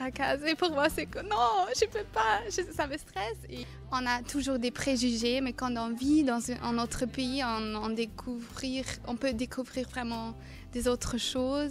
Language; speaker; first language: French; non-native, fluent; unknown